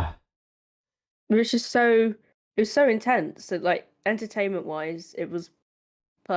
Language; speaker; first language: English; native; English